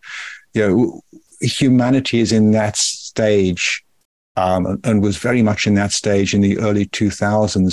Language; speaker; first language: English; native; English